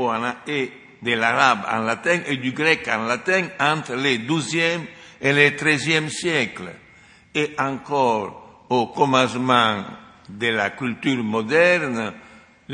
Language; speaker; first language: French; non-native, fluent; Italian